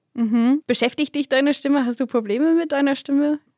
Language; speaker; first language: German; non-native, fluent; English